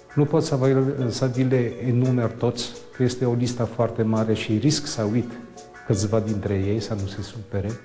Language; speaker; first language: Romanian; non-native, fluent; Arabic